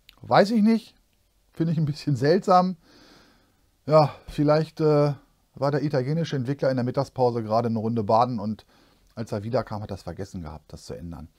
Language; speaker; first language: German; native; German